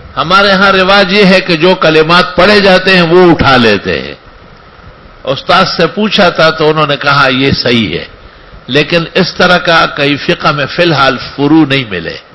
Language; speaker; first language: Urdu; non-native, local second language; Pashto